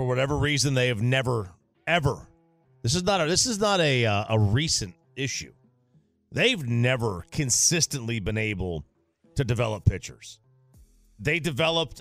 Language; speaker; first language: English; native; English